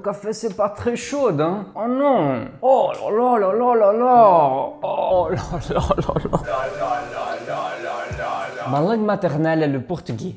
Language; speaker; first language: French; non-native, learner; Portuguese